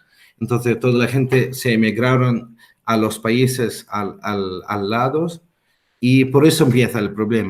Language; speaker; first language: Spanish; non-native, fluent; Arabic